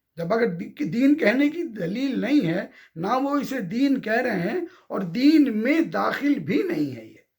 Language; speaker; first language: Urdu; native; Urdu